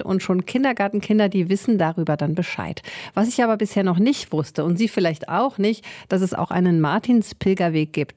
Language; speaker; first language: German; native; German